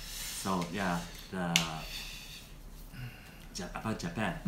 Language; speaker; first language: English; non-native, learner; Japanese